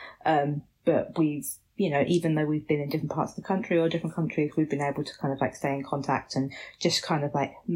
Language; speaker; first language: English; native; English